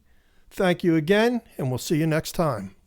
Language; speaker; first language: English; native; English